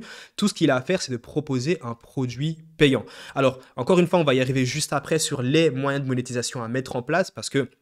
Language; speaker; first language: French; native; French